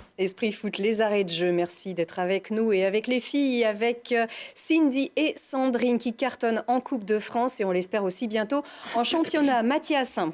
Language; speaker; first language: French; native; French